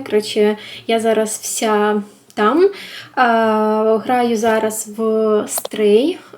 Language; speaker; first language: Ukrainian; non-native, local second language; Russian